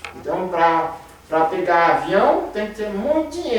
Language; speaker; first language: Portuguese; non-native, fluent; Haitian Creole